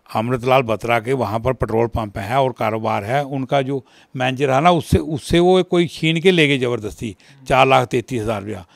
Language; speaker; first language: Hindi; non-native, local second language; Kashmiri